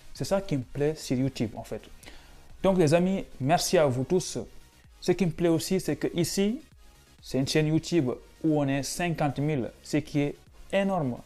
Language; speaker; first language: French; non-native, local second language; Wolof